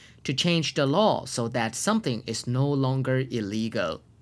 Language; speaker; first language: English; non-native, fluent; Chinese